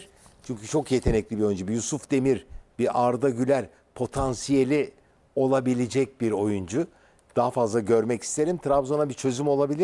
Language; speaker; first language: Turkish; native; Turkish